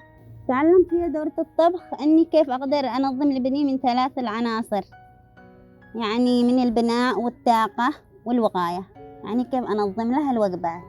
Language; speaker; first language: Arabic; native; Arabic